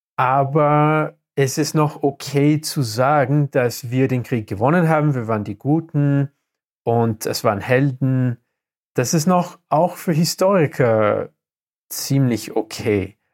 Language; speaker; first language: German; non-native, fluent; English